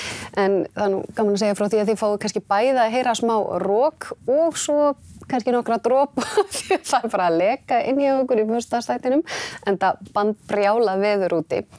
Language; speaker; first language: Icelandic; native; Icelandic